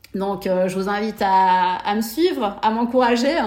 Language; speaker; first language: French; native; French